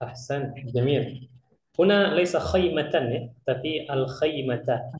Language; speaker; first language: Arabic; non-native, fluent; Indonesian